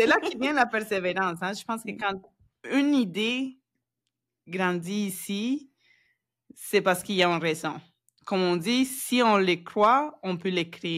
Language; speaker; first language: French; non-native, fluent; Spanish